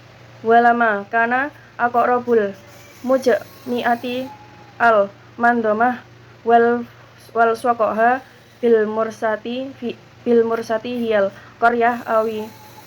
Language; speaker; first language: Arabic; non-native, learner; Indonesian